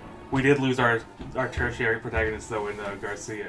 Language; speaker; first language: English; native; English